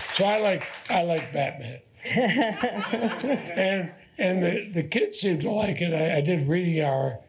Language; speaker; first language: English; native; English